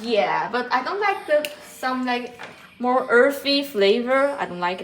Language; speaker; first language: English; non-native, learner; Chinese